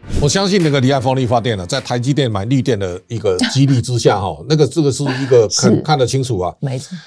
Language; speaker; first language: Chinese; native; Chinese